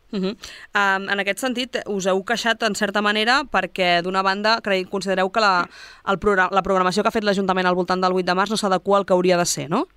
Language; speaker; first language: Catalan; native; Catalan